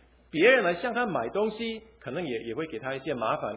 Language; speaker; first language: Chinese; early bilingual, other home language; English